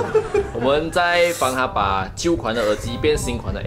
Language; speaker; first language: Chinese; native; Chinese